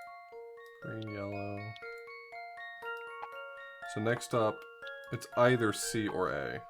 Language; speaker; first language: English; native; English